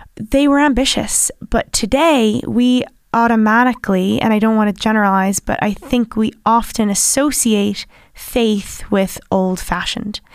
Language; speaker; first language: English; native; English